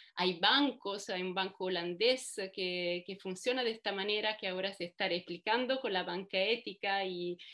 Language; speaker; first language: Spanish; non-native, fluent; Italian